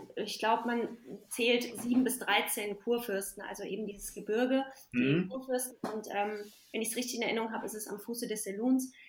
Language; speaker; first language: German; native; German